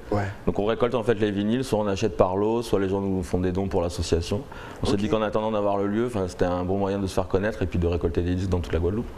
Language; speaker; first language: French; native; French